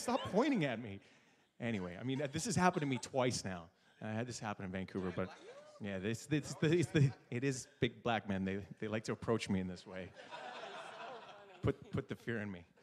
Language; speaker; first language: English; native; English